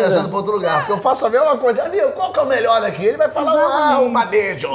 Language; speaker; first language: Portuguese; native; Portuguese